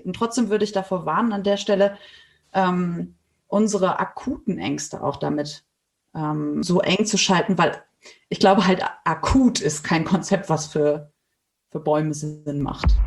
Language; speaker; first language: German; native; German